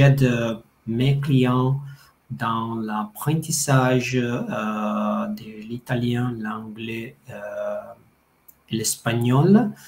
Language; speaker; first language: French; non-native, fluent; Italian